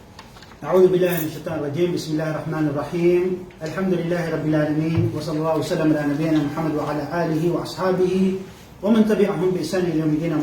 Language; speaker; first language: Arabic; non-native, fluent; Filipino